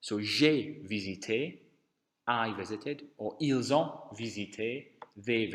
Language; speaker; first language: French; non-native, fluent; English